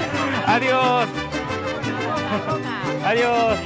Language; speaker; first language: Spanish; non-native, learner; Korean